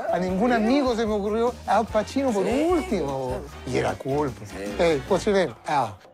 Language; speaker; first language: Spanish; early bilingual, heritage; Spanish